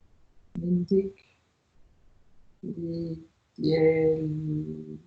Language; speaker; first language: Hungarian; non-native, learner; French